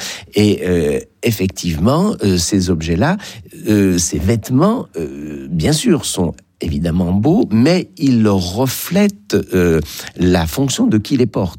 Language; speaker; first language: French; native; French